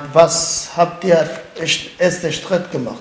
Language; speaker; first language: German; non-native, learner; Kurdish